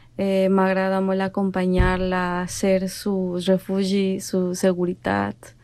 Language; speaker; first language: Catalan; non-native, learner; Spanish